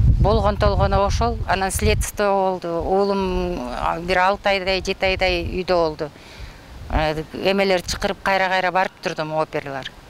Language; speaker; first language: Kyrgyz; native; Kyrgyz